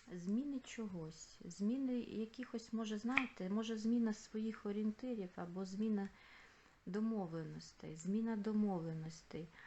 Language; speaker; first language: Ukrainian; non-native, local second language; Russian